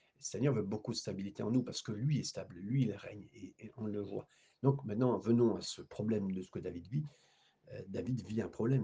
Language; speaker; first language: French; native; French